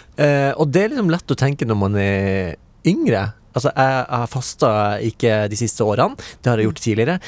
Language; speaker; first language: Norwegian; native; Norwegian